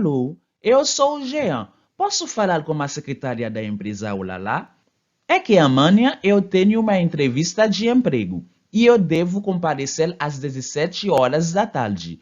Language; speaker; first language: Portuguese; non-native, fluent; Haitian Creole